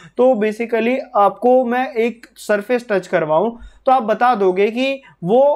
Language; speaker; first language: Hindi; native; Hindi